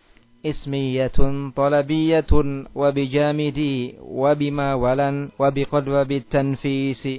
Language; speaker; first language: Arabic; non-native, fluent; Indonesian